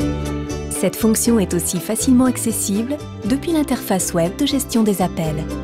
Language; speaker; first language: French; native; French